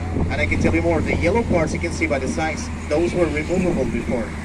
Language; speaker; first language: English; non-native, fluent; Portuguese